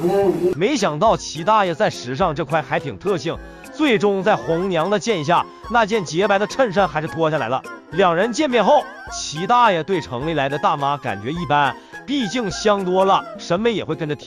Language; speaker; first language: Chinese; native; Chinese